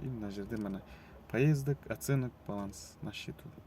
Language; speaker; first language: Russian; non-native, local second language; Kazakh